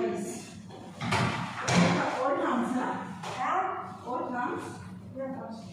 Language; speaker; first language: English; non-native, learner; Filipino